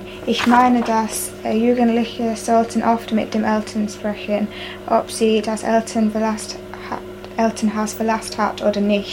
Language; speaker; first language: German; non-native, learner; English